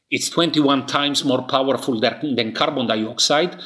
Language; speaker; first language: English; non-native, fluent; Italian